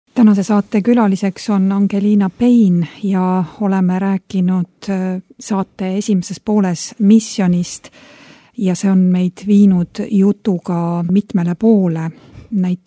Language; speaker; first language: Estonian; native; Estonian